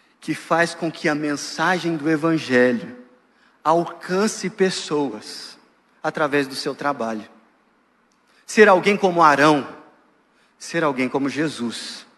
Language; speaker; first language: Portuguese; native; Portuguese